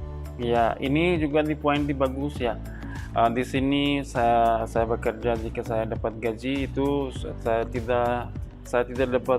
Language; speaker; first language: Indonesian; non-native, learner; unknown